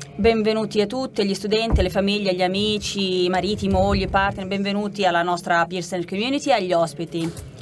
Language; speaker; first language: Italian; native; Italian